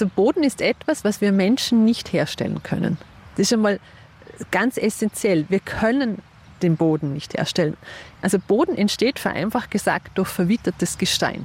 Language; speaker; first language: German; native; German